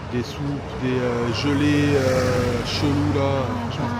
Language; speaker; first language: French; native; French